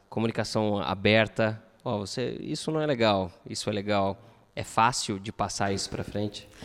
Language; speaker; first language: Portuguese; native; Portuguese